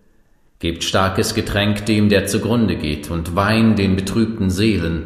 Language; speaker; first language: German; native; German